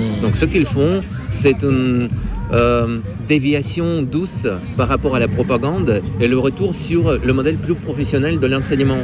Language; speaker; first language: French; non-native, fluent; Russian